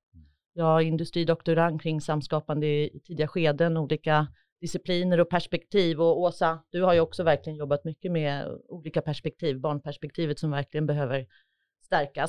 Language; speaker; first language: Swedish; native; Swedish